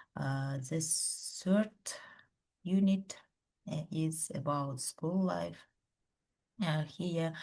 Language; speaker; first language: English; non-native, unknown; Kazakh